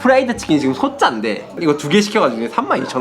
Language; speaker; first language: Korean; native; Korean